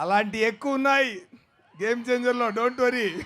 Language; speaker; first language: Telugu; non-native, learner; Tamil